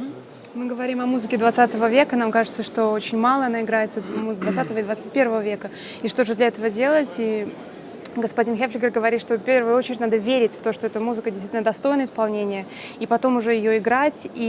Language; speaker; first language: Russian; native; Russian